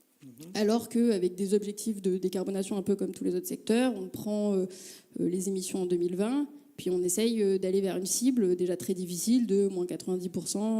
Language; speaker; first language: French; native; French